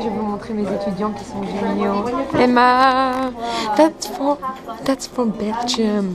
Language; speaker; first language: French; native; French